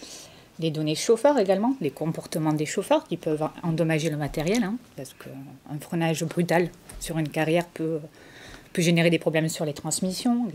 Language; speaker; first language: French; native; French